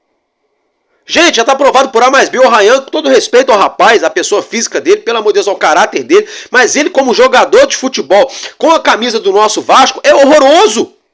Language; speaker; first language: Portuguese; native; Portuguese